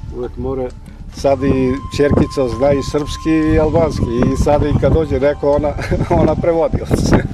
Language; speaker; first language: Serbian; native; Serbian